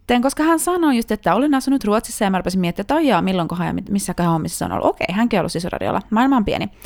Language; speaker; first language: Finnish; native; Finnish